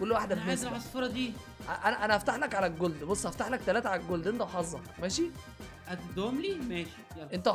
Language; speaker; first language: Arabic; native; Arabic